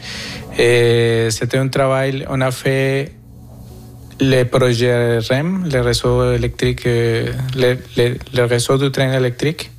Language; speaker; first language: French; non-native, fluent; Spanish